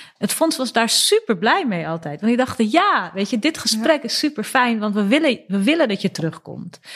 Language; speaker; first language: Dutch; early bilingual, other home language; Persian